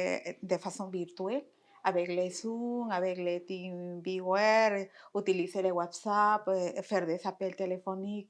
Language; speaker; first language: French; non-native, fluent; Spanish